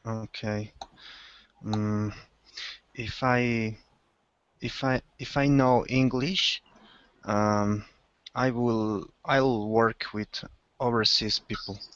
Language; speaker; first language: English; non-native, learner; Spanish